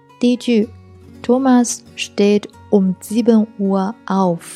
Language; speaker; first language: German; non-native, fluent; Chinese